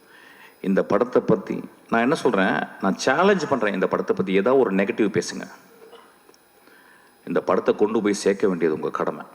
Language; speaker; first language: Tamil; native; Tamil